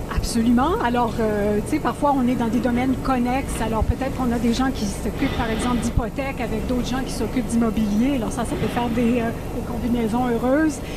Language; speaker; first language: French; native; French